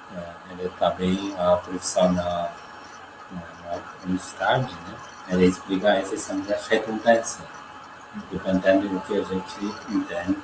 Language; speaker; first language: Portuguese; non-native, learner; Chinese